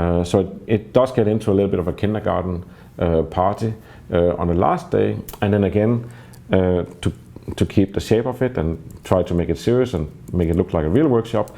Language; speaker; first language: English; non-native, fluent; Danish